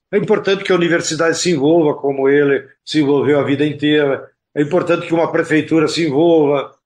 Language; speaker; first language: Portuguese; native; Portuguese